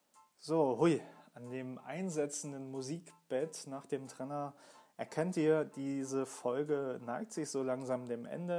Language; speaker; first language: German; native; German